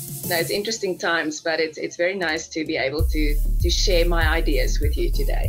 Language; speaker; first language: English; non-native, local second language; Afrikaans